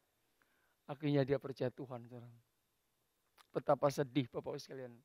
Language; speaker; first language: Indonesian; native; Indonesian